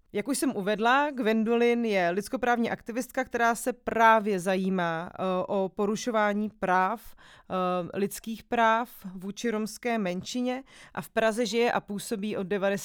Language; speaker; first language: Czech; native; Czech